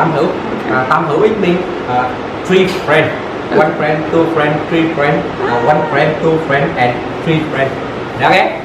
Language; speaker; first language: English; non-native, local second language; Vietnamese